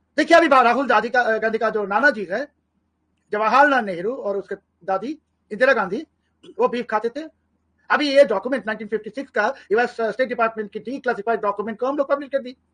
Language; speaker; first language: Hindi; non-native, fluent; Bangla